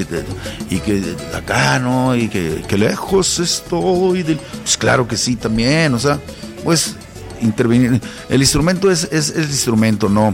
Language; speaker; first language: Spanish; native; Spanish